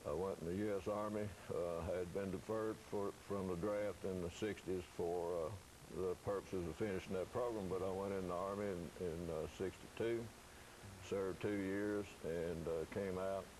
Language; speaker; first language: English; native; English